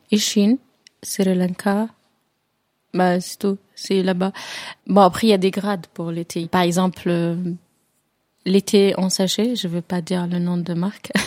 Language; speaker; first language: French; non-native, fluent; Arabic